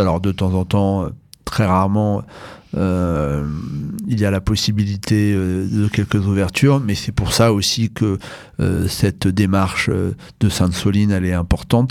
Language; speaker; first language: French; native; French